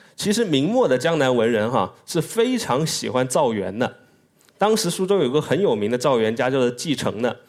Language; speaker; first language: Chinese; native; Chinese